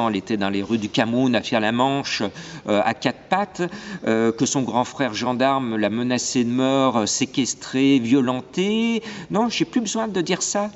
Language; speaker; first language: French; native; French